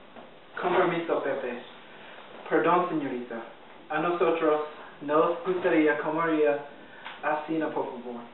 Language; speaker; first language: Spanish; non-native, learner; English